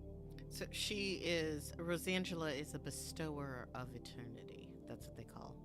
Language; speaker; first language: English; native; English